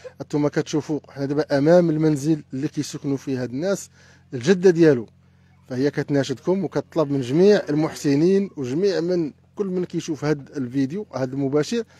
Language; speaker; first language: Arabic; native; Arabic